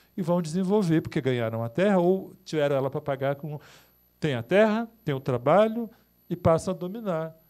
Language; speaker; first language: Portuguese; native; Portuguese